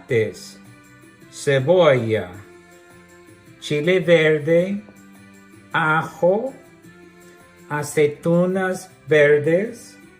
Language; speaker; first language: Spanish; non-native, learner; English